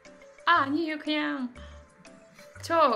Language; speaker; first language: Korean; non-native, learner; Indonesian